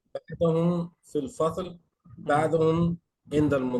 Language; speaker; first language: Arabic; non-native, learner; Urdu